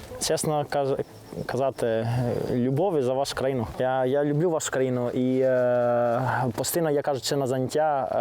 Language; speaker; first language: Ukrainian; non-native, learner; Greek